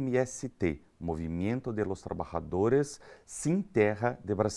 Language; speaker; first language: Spanish; non-native, learner; Portuguese